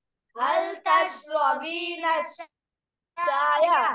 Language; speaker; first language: Arabic; non-native, learner; Bangla